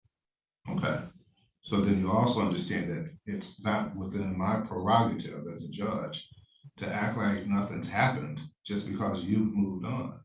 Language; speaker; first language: English; native; English